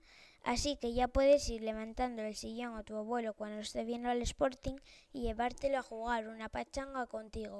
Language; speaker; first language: Spanish; native; Spanish